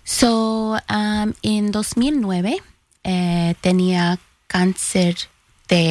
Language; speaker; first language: Spanish; early bilingual, heritage; Spanish